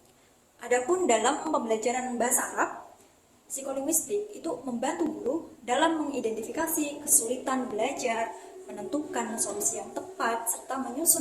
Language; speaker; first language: Indonesian; native; Indonesian